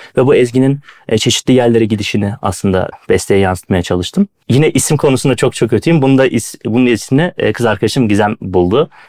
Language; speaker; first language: Turkish; native; Turkish